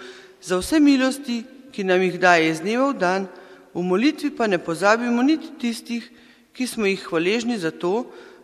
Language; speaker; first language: Slovenian; native; Slovenian